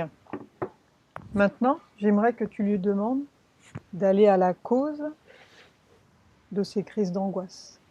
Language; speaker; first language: French; native; French